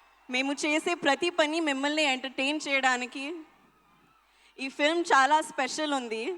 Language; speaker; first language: Telugu; non-native, local second language; Hindi